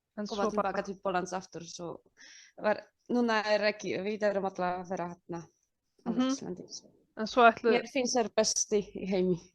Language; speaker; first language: Icelandic; non-native, learner; Polish